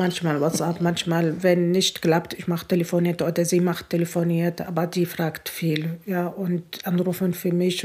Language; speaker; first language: German; non-native, learner; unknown